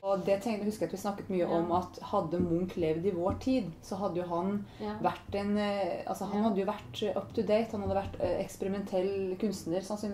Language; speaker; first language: Norwegian; native; Norwegian